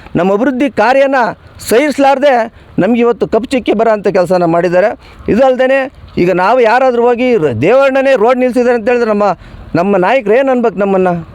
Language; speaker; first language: Kannada; native; Kannada